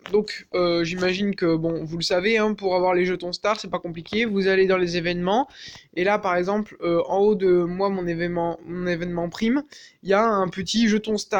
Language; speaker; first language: French; native; French